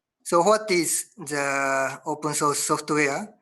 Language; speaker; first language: English; non-native, learner; Japanese